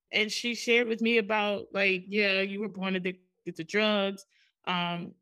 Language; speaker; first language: English; native; English